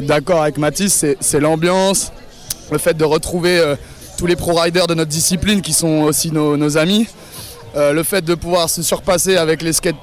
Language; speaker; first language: French; native; French